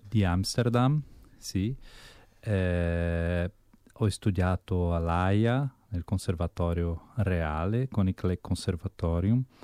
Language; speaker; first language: Italian; early bilingual, heritage; Portuguese